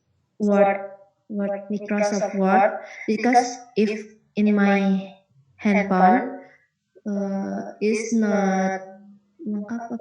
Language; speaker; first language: English; non-native, learner; Indonesian